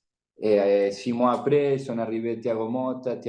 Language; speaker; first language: French; non-native, fluent; Spanish